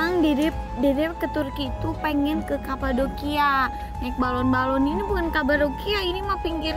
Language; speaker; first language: Indonesian; native; Indonesian